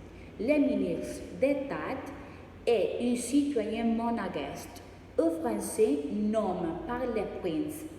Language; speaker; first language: French; non-native, learner; Spanish